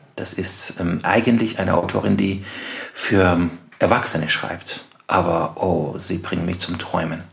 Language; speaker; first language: German; non-native, fluent; Persian